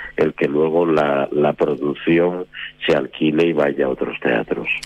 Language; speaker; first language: Spanish; native; Spanish